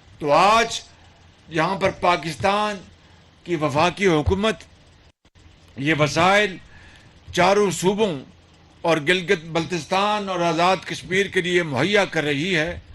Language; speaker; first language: Urdu; non-native, local second language; Punjabi